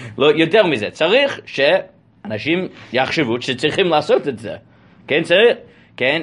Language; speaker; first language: Hebrew; non-native, fluent; English